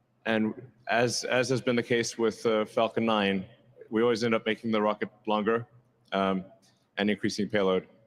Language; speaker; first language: English; native; English